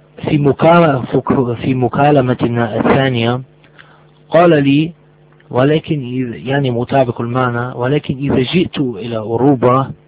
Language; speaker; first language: Arabic; non-native, learner; German